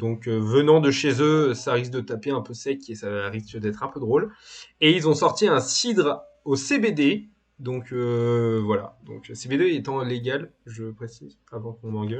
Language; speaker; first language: French; native; French